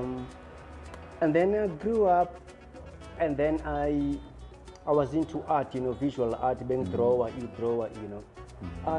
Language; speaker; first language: English; non-native, local second language; Xhosa